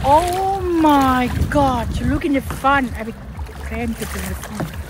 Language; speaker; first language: English; non-native, learner; Thai